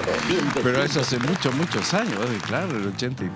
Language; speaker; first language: Spanish; native; Spanish